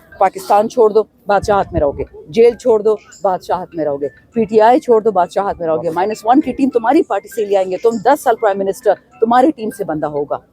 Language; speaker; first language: Urdu; non-native, local second language; Pashto